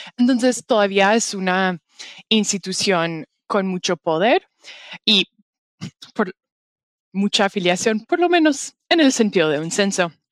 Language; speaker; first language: Spanish; non-native, fluent; English